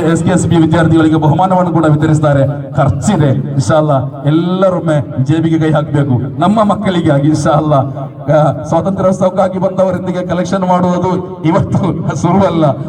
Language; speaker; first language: Kannada; non-native, local second language; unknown